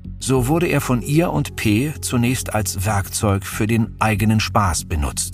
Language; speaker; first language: German; native; German